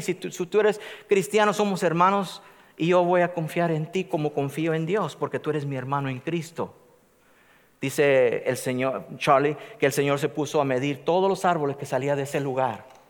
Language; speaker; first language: Spanish; native; Spanish